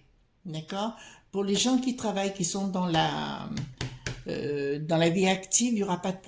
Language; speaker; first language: French; native; French